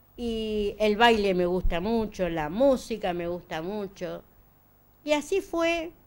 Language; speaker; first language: Spanish; native; Spanish